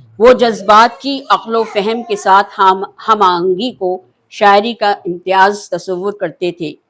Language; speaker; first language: Urdu; native; Urdu